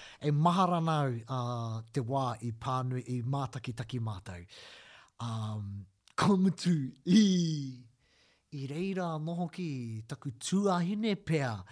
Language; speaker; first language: Māori; non-native, local second language; English